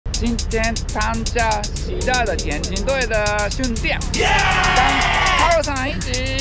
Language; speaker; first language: Chinese; non-native, learner; Japanese